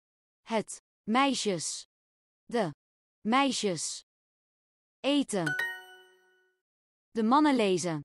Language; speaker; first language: Dutch; non-native, learner; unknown